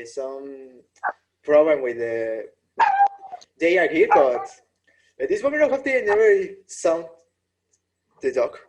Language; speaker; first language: English; non-native, learner; Spanish